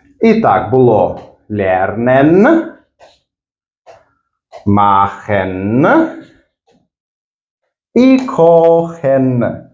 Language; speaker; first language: German; non-native, fluent; Ukrainian